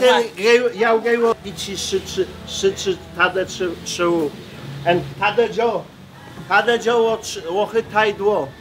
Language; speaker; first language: Chinese; non-native, learner; Polish